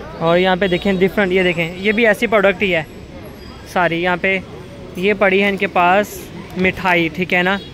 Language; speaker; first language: Urdu; non-native, local second language; Punjabi